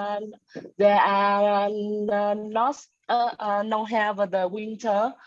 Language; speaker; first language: English; non-native, learner; Vietnamese